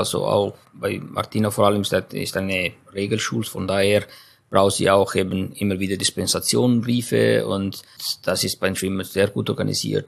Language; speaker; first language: German; non-native, fluent; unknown